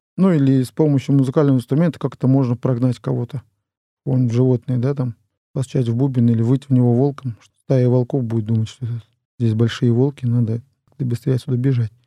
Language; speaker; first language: Russian; non-native, local second language; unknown